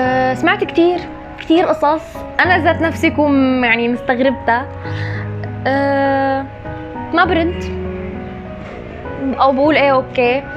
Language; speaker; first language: Arabic; native; Arabic